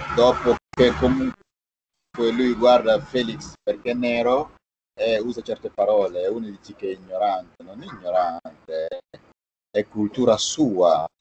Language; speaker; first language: Italian; non-native, fluent; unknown